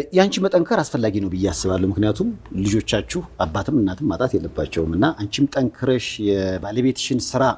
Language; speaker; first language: Amharic; native; Amharic